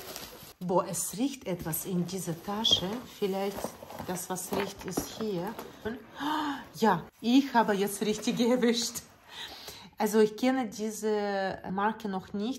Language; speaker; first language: German; non-native, learner; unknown